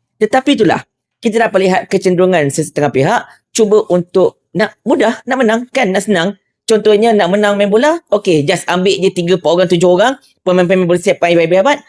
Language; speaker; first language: Malay; native; Malay